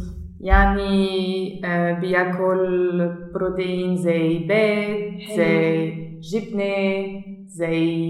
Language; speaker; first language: Arabic; non-native, learner; German